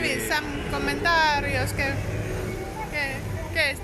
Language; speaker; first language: Spanish; non-native, learner; Finnish